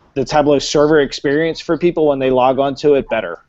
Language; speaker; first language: English; native; English